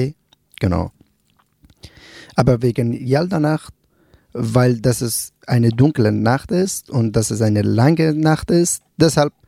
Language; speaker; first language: German; non-native, learner; Persian